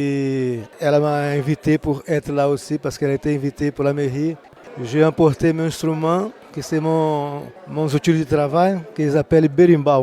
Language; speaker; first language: French; non-native, fluent; Portuguese